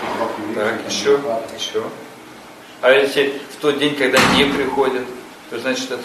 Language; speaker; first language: Russian; native; Russian